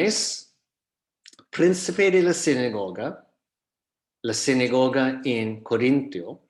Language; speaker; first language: Spanish; non-native, fluent; English